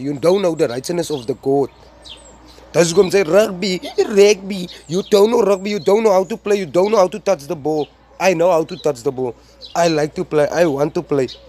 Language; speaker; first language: English; non-native, local second language; Afrikaans